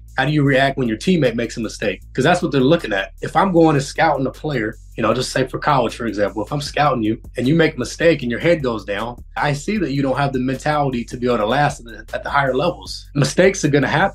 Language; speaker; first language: English; native; English